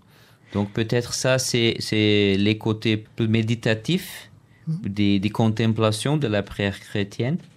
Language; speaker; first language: French; non-native, learner; Portuguese